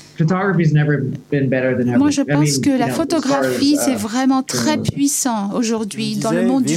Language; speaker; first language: French; non-native, learner; English